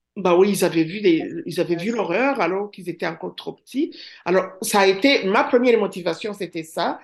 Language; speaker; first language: French; non-native, local second language; Kinyarwanda